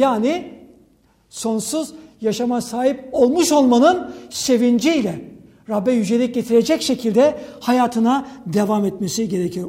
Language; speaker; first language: Turkish; native; Turkish